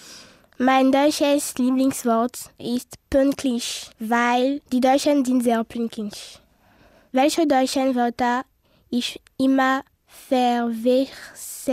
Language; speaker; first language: German; non-native, learner; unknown